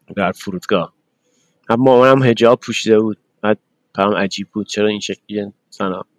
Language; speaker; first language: Persian; early bilingual, other home language; English